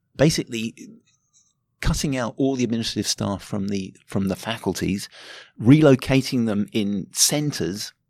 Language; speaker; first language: English; native; English